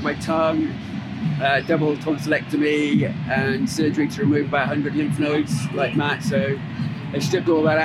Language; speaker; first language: English; native; English